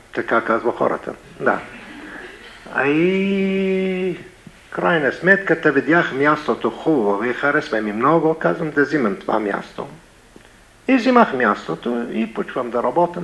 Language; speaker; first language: Bulgarian; non-native, learner; Arabic